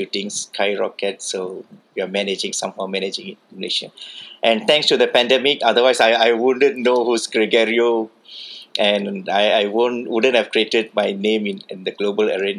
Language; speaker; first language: English; non-native, local second language; Tamil